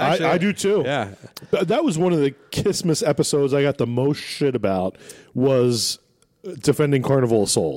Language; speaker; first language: English; native; English